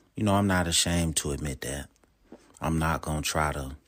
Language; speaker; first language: English; native; English